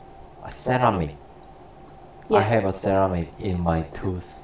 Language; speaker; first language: English; non-native, learner; Korean